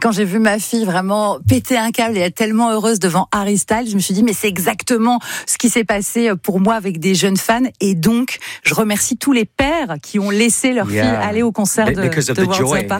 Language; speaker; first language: French; native; French